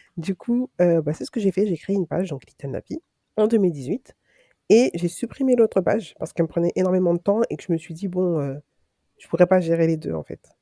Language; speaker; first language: French; native; French